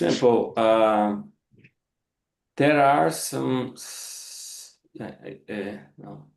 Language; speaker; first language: English; non-native, learner; Portuguese